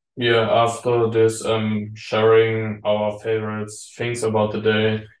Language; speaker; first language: English; non-native, learner; German